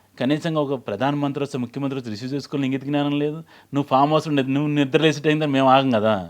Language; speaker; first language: Telugu; native; Telugu